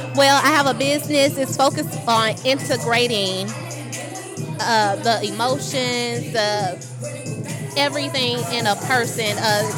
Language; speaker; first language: English; native; English